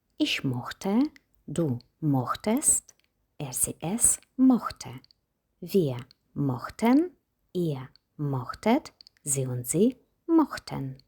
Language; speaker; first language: German; non-native, fluent; Ukrainian